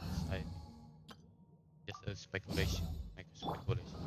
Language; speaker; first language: English; non-native, learner; Indonesian